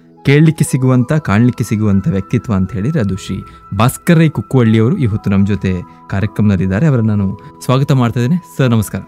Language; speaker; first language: Kannada; native; Kannada